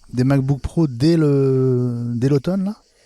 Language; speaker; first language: French; native; French